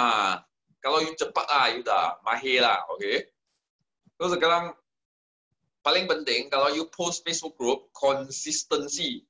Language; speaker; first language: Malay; non-native, local second language; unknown